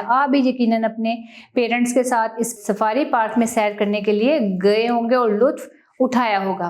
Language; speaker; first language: Urdu; native; Urdu